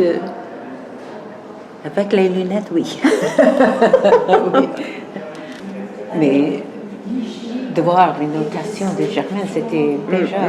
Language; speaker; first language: French; non-native, fluent; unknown